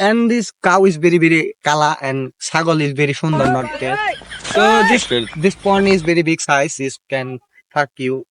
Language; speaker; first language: English; non-native, learner; Bangla